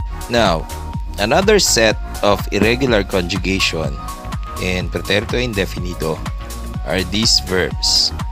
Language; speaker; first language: English; non-native, local second language; Filipino